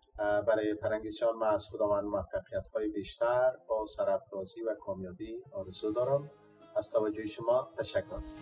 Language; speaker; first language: Persian; native; Persian